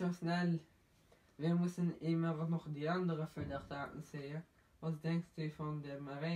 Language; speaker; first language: German; non-native, learner; Dutch